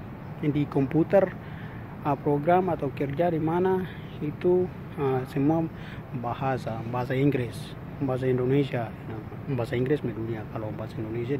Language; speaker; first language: Indonesian; non-native, local second language; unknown